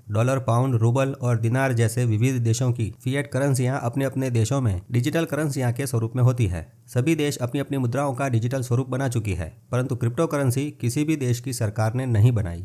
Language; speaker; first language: Hindi; non-native, local second language; Gujarati